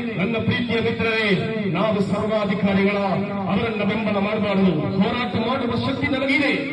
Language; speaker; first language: Kannada; non-native, local second language; Malayalam